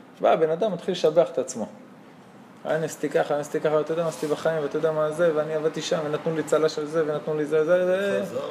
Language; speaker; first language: Hebrew; native; Hebrew